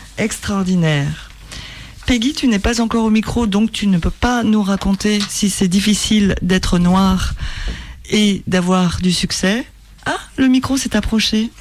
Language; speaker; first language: French; native; French